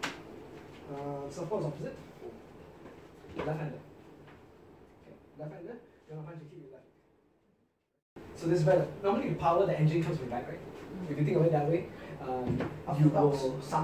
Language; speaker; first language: English; non-native, local second language; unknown